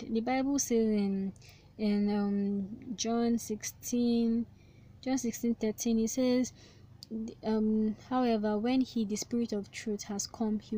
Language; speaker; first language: English; non-native, local second language; Yoruba